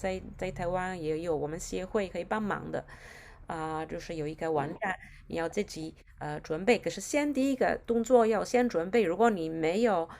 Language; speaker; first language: Chinese; non-native, fluent; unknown